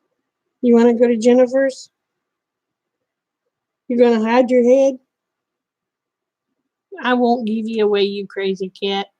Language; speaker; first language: English; native; English